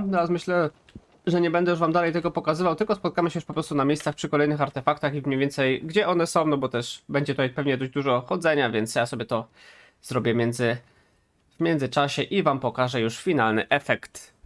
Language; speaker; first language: Polish; native; Polish